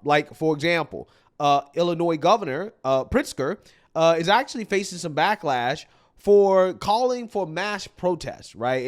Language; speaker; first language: English; native; English